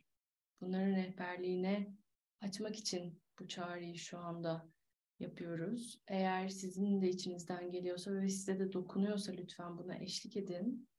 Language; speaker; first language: Turkish; native; Turkish